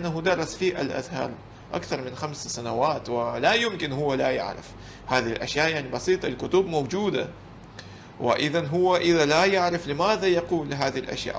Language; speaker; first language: Arabic; non-native, fluent; Russian